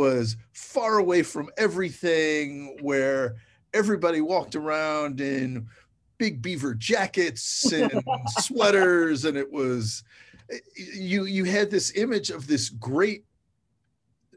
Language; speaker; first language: English; native; English